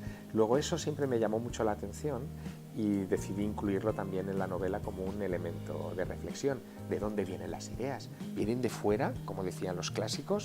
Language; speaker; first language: Spanish; native; Spanish